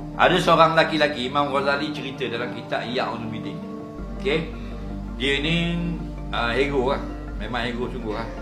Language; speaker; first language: Malay; native; Malay